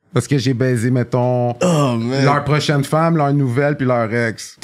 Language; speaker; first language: French; native; French